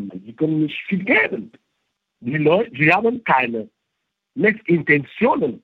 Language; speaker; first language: German; non-native, learner; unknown